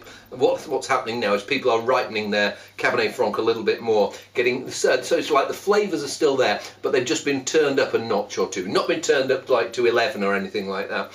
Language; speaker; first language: English; native; English